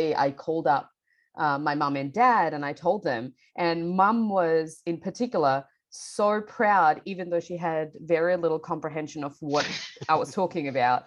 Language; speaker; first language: English; non-native, local second language; Bangla